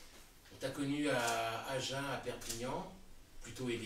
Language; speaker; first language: French; native; French